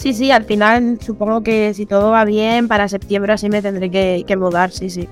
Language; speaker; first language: Spanish; native; Spanish